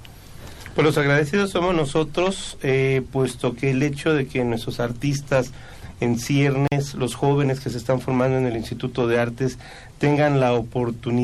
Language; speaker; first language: Spanish; native; Spanish